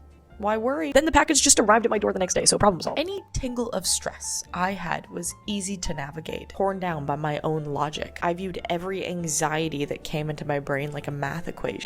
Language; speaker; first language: English; native; English